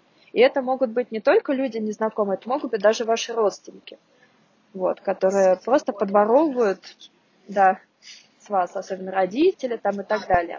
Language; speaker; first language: Russian; native; Russian